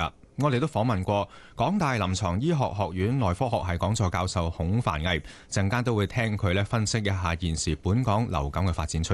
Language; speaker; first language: Chinese; non-native, local second language; Cantonese